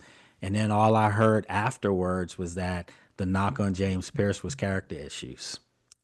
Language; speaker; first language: English; native; English